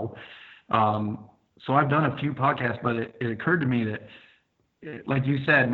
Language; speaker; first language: English; native; English